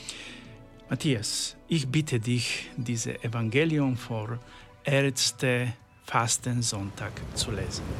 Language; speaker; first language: German; non-native, learner; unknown